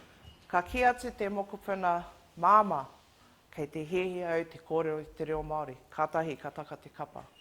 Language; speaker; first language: Māori; non-native, local second language; English